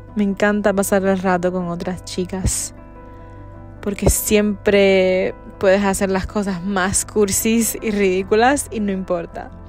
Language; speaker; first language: Spanish; native; Spanish